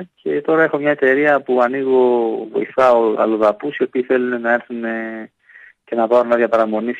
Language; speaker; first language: Greek; native; Greek